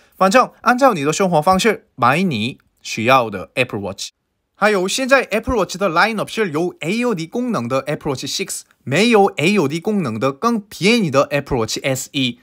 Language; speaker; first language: Chinese; non-native, fluent; Korean